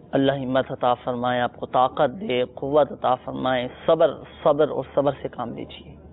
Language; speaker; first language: Urdu; native; Urdu